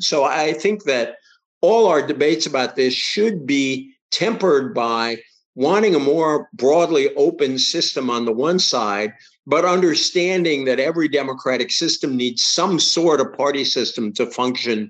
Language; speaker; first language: English; native; English